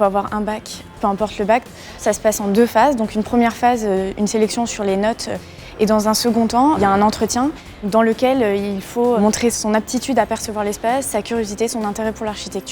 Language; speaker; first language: French; native; French